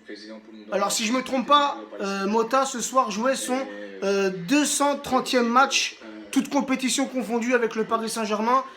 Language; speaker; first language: French; native; French